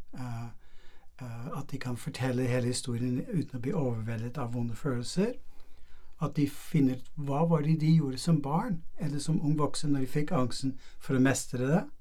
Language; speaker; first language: Norwegian; non-native, fluent; English